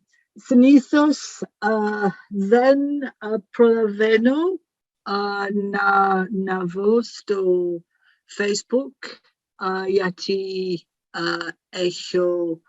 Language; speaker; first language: Greek; non-native, learner; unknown